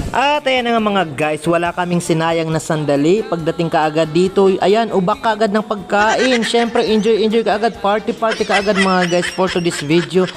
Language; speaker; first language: Filipino; non-native, local second language; Waray